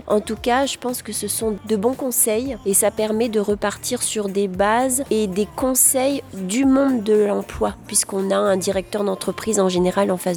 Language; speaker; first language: French; native; French